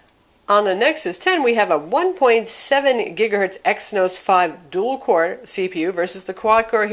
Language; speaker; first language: English; native; English